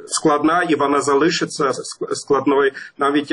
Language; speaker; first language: Ukrainian; non-native, fluent; German